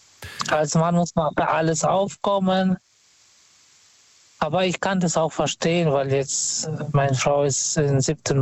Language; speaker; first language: German; non-native, fluent; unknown